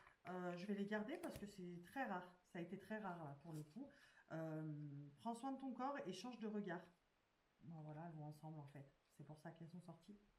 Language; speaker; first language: French; native; French